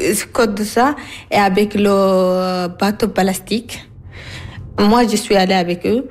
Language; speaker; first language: French; non-native, learner; Arabic